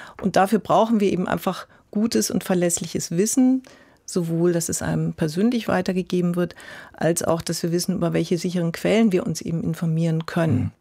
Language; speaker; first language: German; native; German